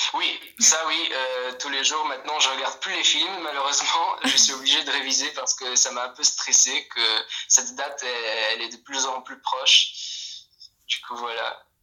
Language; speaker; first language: French; non-native, fluent; Polish